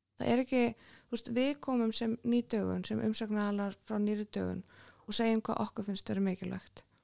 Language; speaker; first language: Icelandic; native; Icelandic